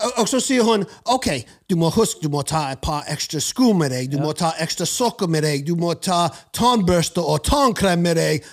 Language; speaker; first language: Norwegian; non-native, fluent; English